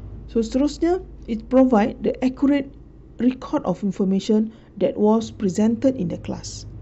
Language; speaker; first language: English; non-native, local second language; Malay